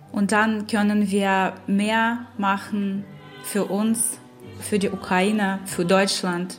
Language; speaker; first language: German; non-native, learner; Ukrainian